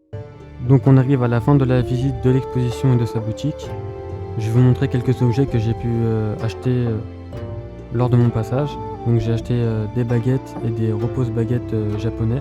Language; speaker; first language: French; native; French